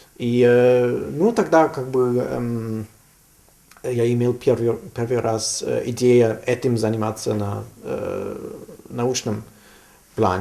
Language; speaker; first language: Russian; non-native, learner; German